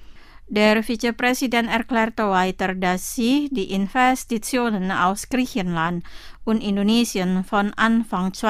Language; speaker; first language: German; non-native, fluent; Indonesian